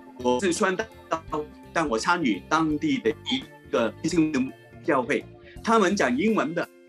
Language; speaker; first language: Chinese; non-native, local second language; Cantonese